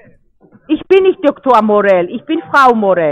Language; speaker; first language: German; non-native, fluent; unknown